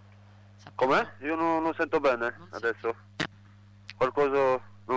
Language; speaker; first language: Italian; non-native, learner; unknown